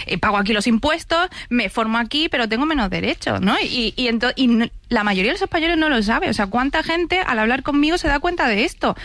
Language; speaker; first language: Spanish; early bilingual, other home language; Chinese